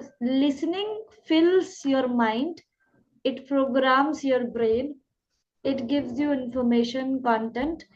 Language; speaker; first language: English; non-native, local second language; Hindi